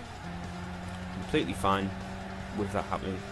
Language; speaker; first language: English; native; English